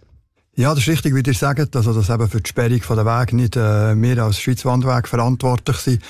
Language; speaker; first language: German; native; German